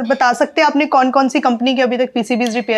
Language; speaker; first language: Hindi; native; Hindi